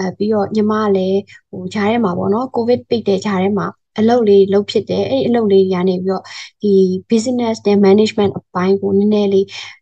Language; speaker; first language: Burmese; native; Burmese